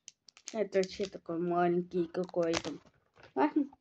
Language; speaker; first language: Russian; non-native, local second language; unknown